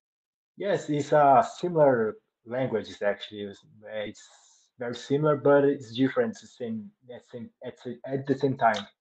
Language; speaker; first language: English; non-native, learner; Portuguese